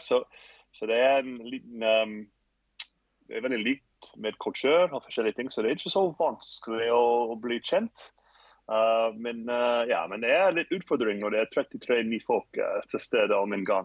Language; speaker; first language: Norwegian; non-native, fluent; English